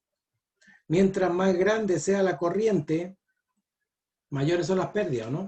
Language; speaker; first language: Spanish; native; Spanish